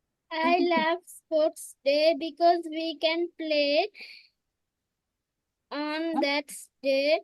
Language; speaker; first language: English; non-native, learner; Bangla